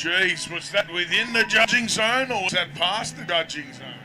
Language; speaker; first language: English; native; English